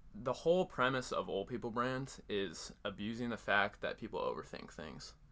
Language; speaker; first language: English; native; English